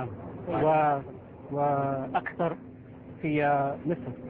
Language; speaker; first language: Arabic; non-native, learner; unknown